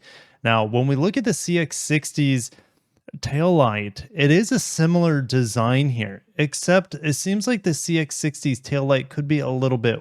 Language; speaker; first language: English; native; English